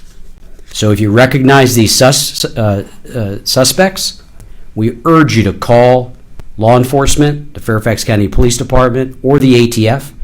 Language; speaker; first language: English; native; English